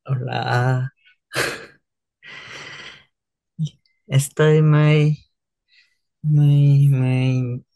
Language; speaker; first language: Spanish; non-native, learner; Japanese